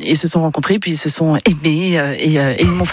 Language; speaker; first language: French; native; French